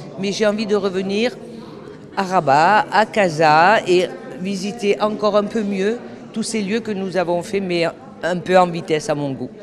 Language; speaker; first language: French; native; French